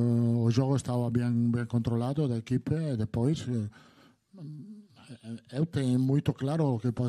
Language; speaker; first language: Portuguese; non-native, learner; Italian